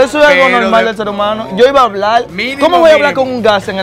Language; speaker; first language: Spanish; native; Spanish